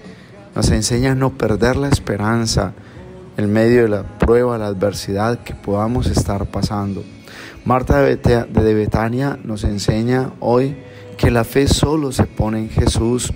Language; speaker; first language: Spanish; native; Spanish